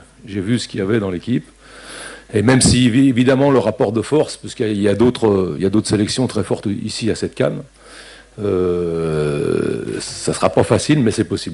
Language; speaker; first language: French; native; French